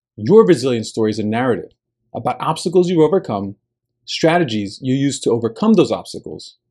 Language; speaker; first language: English; early bilingual, other home language; Spanish